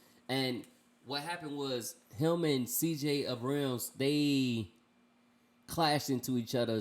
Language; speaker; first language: English; native; English